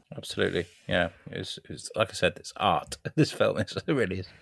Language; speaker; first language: English; native; English